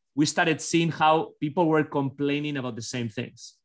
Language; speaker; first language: English; non-native, fluent; Spanish